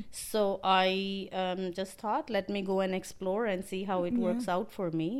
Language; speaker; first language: English; non-native, local second language; Punjabi